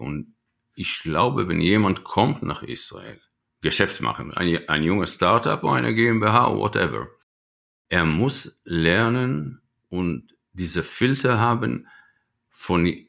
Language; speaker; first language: German; non-native, fluent; Hebrew